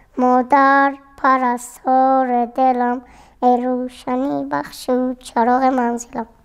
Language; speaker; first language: Tajik; native; Tajik